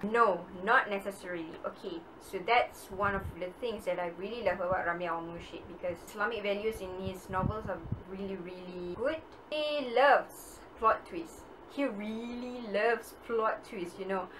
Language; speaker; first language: English; non-native, local second language; Malay